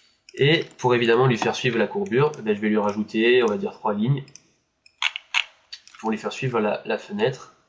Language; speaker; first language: French; native; French